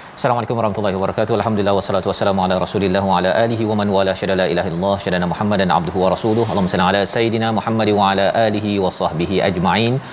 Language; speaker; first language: Malay; native; Malay